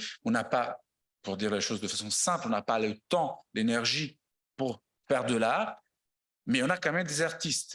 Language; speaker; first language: French; non-native, fluent; Italian